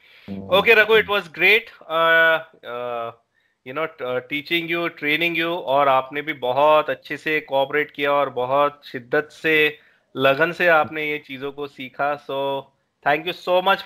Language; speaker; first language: Hindi; native; Hindi